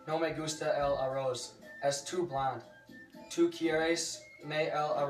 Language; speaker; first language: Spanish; non-native, learner; English